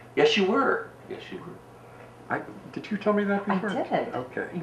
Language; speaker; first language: English; native; English